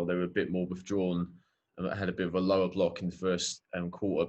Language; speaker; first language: English; native; English